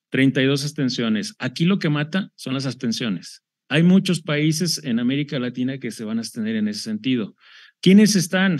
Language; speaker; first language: Spanish; native; Spanish